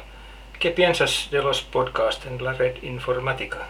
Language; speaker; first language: Spanish; non-native, learner; Finnish